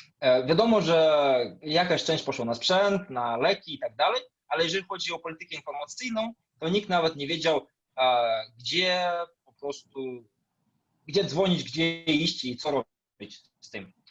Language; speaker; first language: Polish; non-native, fluent; Russian